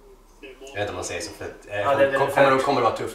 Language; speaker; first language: Swedish; native; Swedish